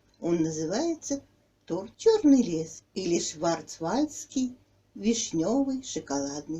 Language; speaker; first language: Russian; native; Russian